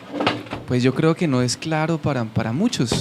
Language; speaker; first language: Spanish; native; Spanish